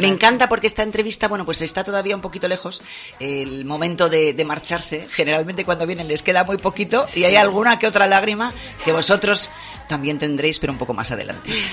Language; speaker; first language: Spanish; native; Spanish